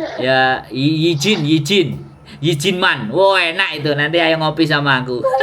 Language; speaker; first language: Indonesian; non-native, local second language; Javanese